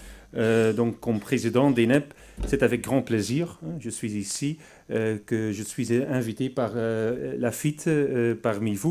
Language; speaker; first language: French; non-native, fluent; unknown